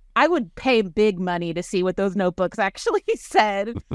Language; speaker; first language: English; native; English